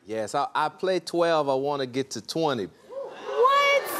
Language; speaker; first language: English; native; English